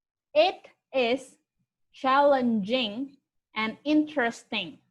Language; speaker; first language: English; non-native, fluent; Indonesian